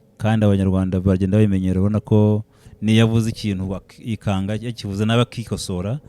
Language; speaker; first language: Kinyarwanda; early bilingual, heritage; Kinyarwanda